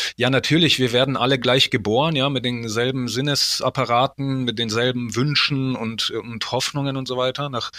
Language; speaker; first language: German; early bilingual, other home language; Polish